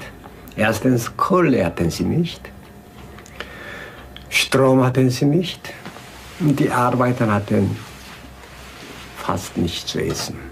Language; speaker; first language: German; non-native, fluent; Korean